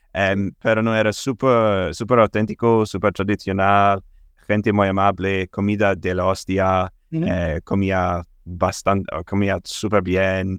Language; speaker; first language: Spanish; non-native, fluent; English